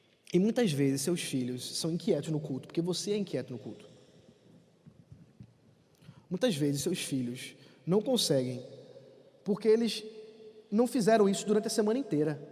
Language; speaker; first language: Portuguese; native; Portuguese